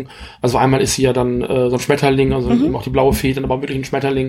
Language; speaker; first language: German; native; German